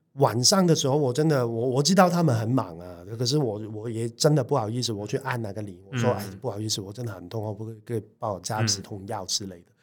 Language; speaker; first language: Chinese; non-native, local second language; Cantonese